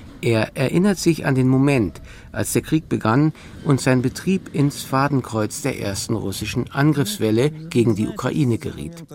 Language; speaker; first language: German; native; German